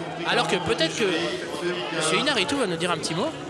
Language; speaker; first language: French; native; French